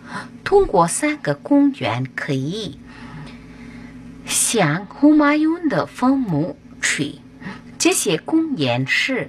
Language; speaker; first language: Chinese; non-native, learner; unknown